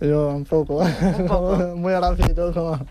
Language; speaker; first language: Spanish; non-native, learner; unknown